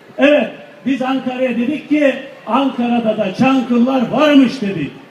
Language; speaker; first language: Turkish; native; Turkish